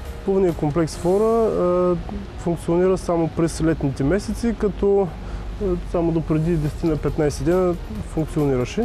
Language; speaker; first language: Bulgarian; native; Bulgarian